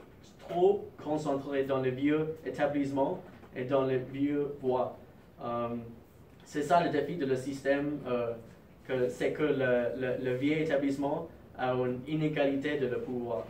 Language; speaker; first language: French; non-native, fluent; English